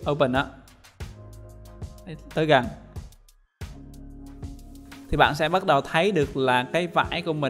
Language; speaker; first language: Vietnamese; native; Vietnamese